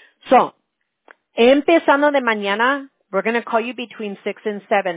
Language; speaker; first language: English; early bilingual, other home language; Spanish